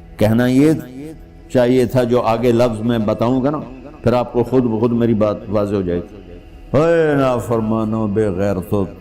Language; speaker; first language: Urdu; non-native, local second language; Punjabi